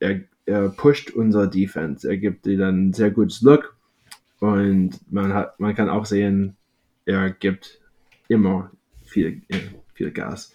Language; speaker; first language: German; non-native, fluent; English